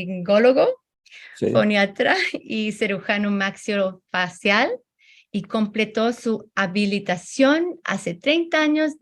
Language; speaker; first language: Spanish; early bilingual, heritage; Spanish